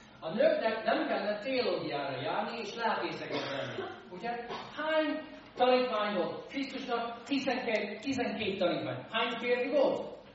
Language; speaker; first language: Hungarian; non-native, fluent; English